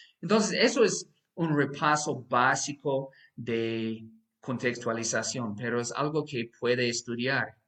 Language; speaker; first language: Spanish; non-native, fluent; English